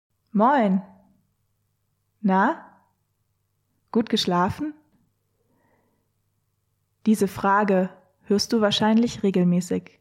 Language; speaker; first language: German; native; German